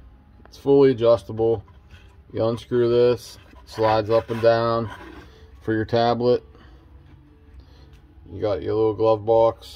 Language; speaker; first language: English; native; English